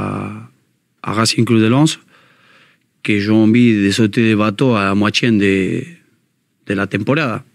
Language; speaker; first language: French; non-native, learner; Spanish